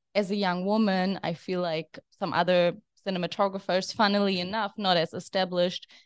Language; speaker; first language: English; non-native, fluent; German